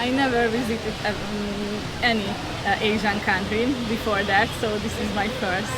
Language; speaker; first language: English; non-native, learner; Hungarian